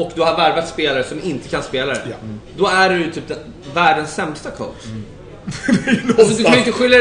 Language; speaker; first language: Swedish; native; Swedish